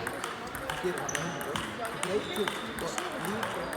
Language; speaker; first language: Icelandic; non-native, learner; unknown